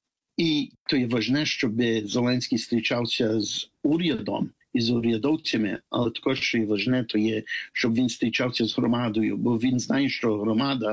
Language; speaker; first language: Ukrainian; early bilingual, heritage; Ukrainian